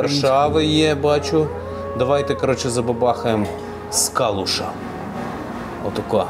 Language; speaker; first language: Ukrainian; native; Ukrainian